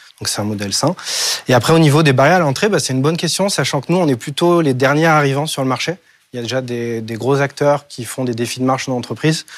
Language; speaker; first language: French; native; French